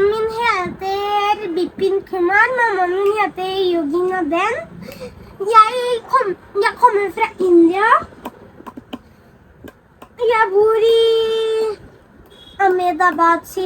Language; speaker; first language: Norwegian; early bilingual, other home language; Gujarati